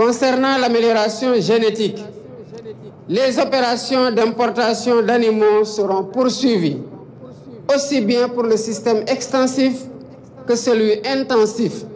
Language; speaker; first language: French; non-native, local second language; Wolof